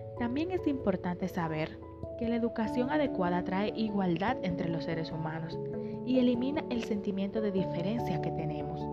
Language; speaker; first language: Spanish; native; Spanish